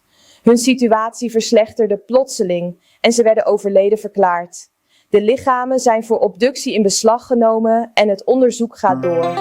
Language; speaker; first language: Dutch; native; Dutch